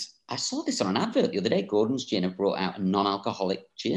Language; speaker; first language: English; native; English